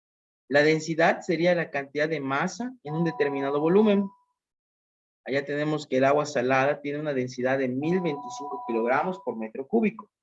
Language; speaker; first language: Spanish; native; Spanish